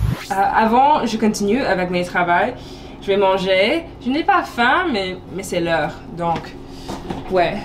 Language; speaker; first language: French; non-native, learner; English